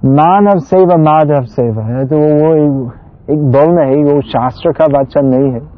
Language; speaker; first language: Hindi; non-native, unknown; English